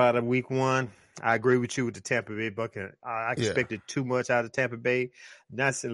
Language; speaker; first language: English; native; English